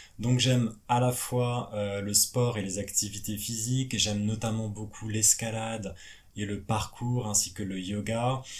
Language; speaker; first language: French; native; French